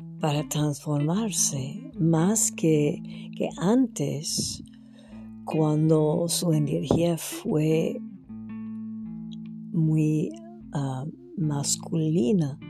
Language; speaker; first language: Spanish; non-native, fluent; French